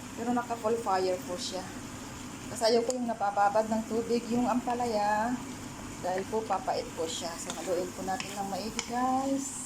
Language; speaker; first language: Filipino; non-native, local second language; Iloko